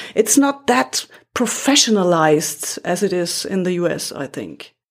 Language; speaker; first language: English; non-native, fluent; German